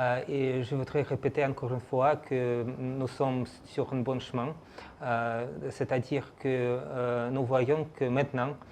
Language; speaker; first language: French; non-native, fluent; Russian